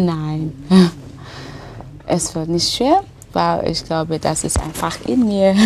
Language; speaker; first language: German; non-native, learner; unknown